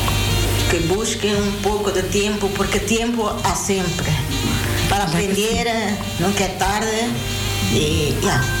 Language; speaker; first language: Spanish; non-native, learner; Portuguese